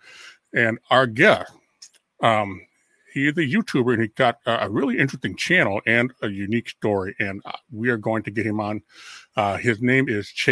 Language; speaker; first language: English; native; English